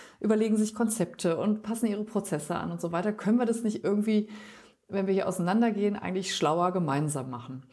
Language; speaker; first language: German; native; German